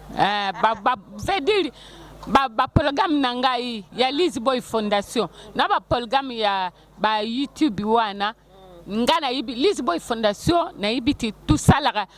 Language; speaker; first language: Lingala; non-native, local second language; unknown